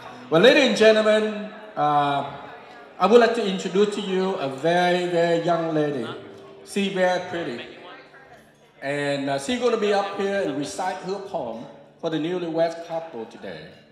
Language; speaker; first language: English; non-native, fluent; Vietnamese